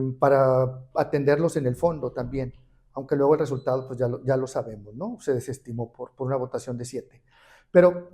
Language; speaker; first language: Spanish; native; Spanish